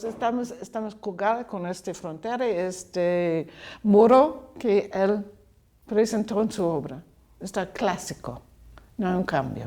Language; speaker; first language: Spanish; non-native, learner; English